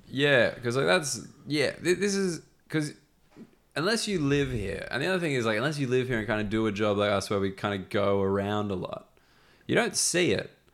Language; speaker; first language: English; native; English